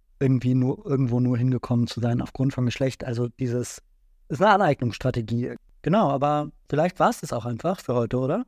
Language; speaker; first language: German; native; German